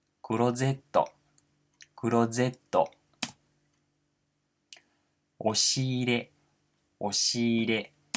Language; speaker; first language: Japanese; non-native, fluent; Portuguese